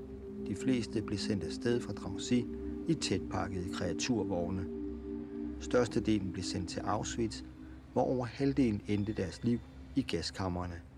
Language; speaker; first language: Danish; native; Danish